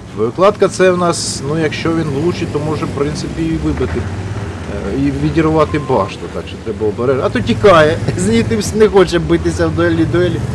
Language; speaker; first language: Ukrainian; native; Ukrainian